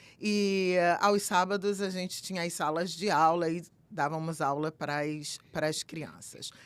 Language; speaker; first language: Portuguese; native; Portuguese